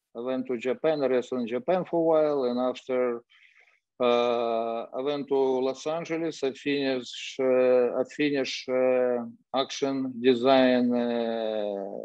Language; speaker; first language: English; non-native, fluent; Russian